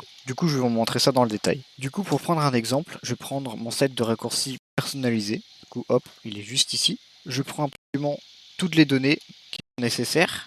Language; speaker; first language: French; native; French